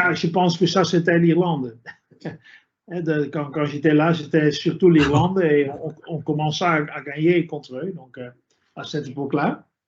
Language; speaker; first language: French; non-native, fluent; Dutch